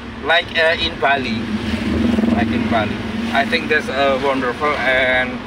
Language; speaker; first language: English; non-native, learner; Indonesian